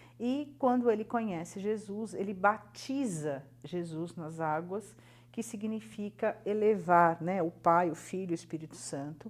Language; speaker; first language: Portuguese; native; Portuguese